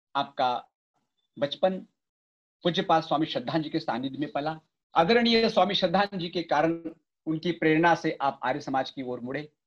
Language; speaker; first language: Hindi; non-native, local second language; Marathi